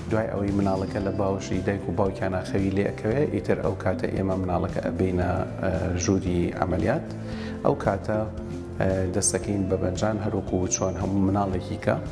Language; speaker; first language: Central Kurdish; native; Central Kurdish